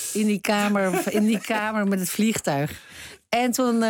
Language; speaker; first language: Dutch; early bilingual, other home language; Turkish